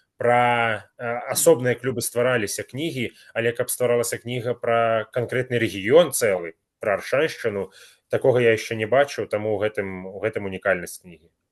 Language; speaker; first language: Belarusian; native; Belarusian